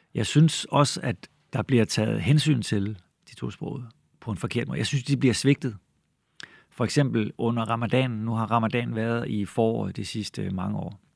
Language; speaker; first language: Danish; native; Danish